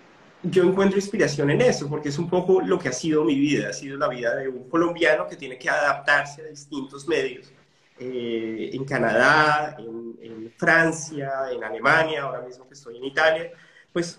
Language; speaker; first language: Spanish; native; Spanish